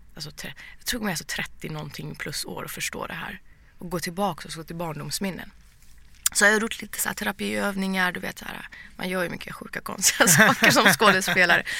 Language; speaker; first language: Swedish; early bilingual, other home language; Persian